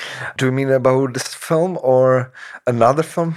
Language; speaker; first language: English; non-native, fluent; Czech